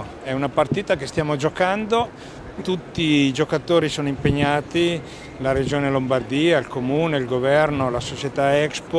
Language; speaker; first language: Italian; native; Italian